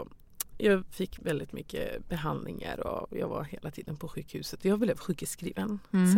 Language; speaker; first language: Swedish; non-native, fluent; Persian